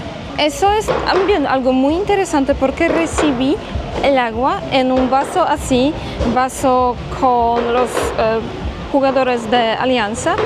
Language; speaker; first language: Spanish; non-native, fluent; Polish